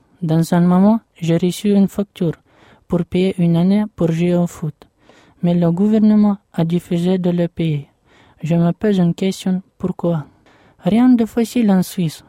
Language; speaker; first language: French; non-native, fluent; Russian